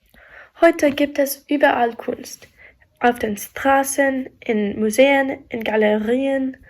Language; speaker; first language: German; non-native, learner; English